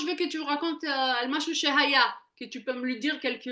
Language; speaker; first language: French; non-native, fluent; Hebrew